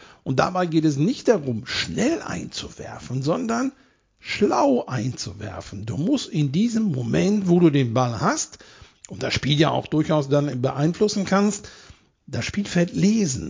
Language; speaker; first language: German; native; German